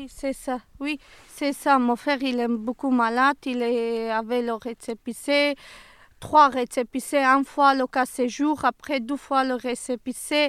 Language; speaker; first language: French; non-native, learner; Serbian